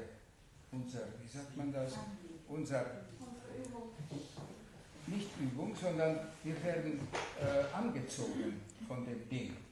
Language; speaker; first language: German; non-native, fluent; Hungarian